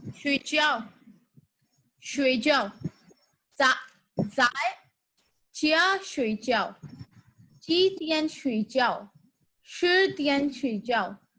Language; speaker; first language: Chinese; non-native, fluent; Hindi